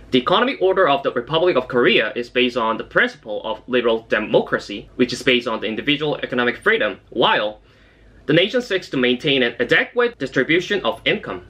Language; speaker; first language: English; non-native, fluent; Korean